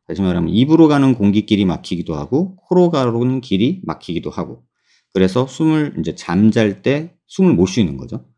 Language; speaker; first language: Korean; native; Korean